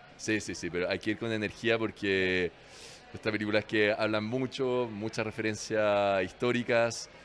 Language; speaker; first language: Spanish; non-native, fluent; French